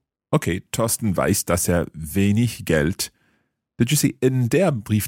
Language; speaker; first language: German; non-native, learner; English